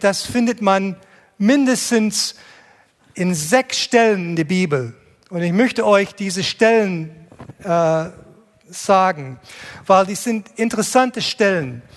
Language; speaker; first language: German; non-native, fluent; English